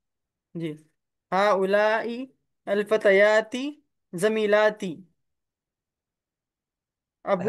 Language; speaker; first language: Arabic; non-native, learner; Urdu